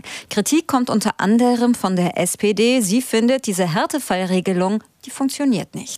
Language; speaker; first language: German; native; German